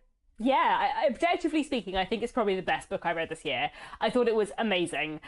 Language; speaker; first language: English; native; English